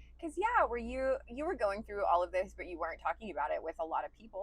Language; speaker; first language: English; native; English